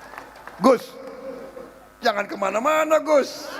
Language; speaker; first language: Indonesian; native; Indonesian